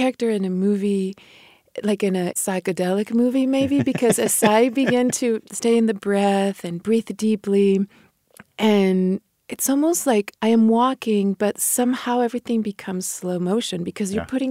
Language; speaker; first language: English; non-native, fluent; Spanish